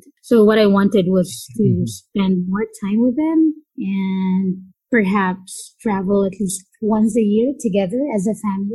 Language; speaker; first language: English; non-native, local second language; Filipino